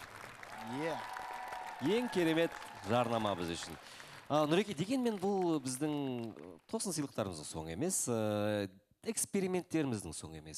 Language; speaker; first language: Kazakh; native; Kazakh